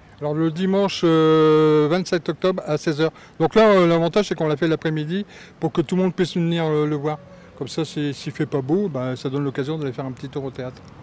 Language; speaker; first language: French; native; French